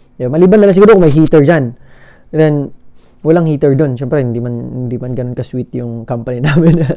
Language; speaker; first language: Filipino; native; Filipino